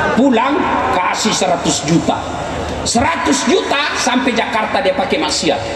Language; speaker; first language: Indonesian; non-native, local second language; Buginese